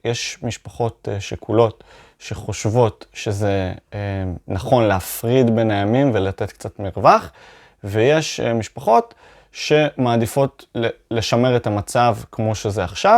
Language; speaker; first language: Hebrew; native; Hebrew